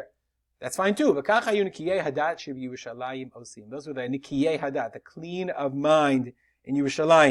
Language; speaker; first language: English; native; English